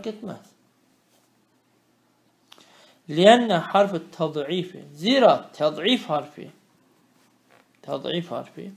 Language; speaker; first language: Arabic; non-native, fluent; Turkish